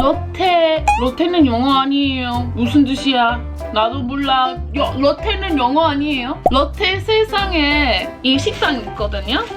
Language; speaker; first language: Korean; non-native, fluent; English